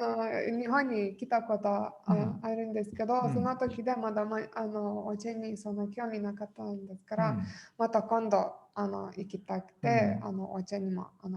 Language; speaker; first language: Japanese; non-native, fluent; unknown